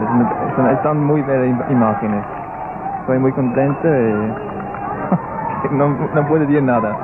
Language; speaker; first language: Spanish; non-native, learner; German